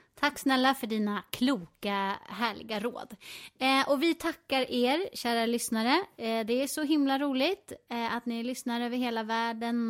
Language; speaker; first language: Swedish; native; Swedish